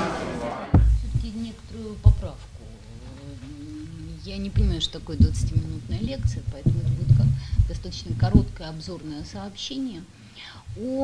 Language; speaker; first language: Russian; native; Russian